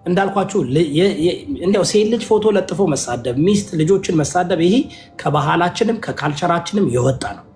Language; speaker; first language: Amharic; early bilingual, other home language; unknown